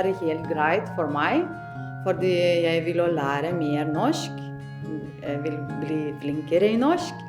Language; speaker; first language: Norwegian; non-native, learner; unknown